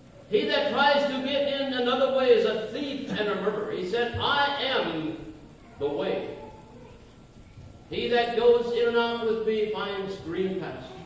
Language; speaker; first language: English; native; English